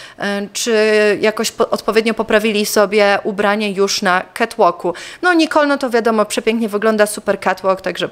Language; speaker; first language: Polish; native; Polish